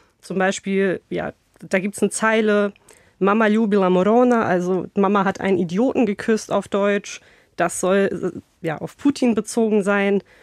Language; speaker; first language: German; early bilingual, other home language; Bosnian